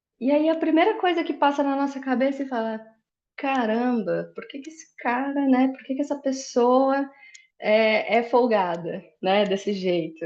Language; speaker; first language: Portuguese; native; Portuguese